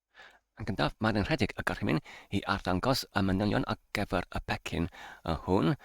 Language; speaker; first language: Welsh; non-native, fluent; English